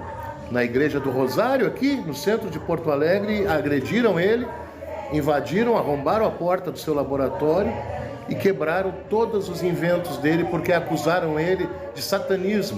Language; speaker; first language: Portuguese; native; Portuguese